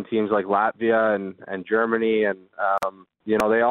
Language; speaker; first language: English; native; English